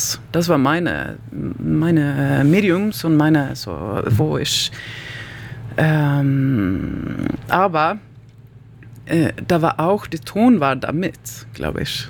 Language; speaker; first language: German; non-native, learner; Swedish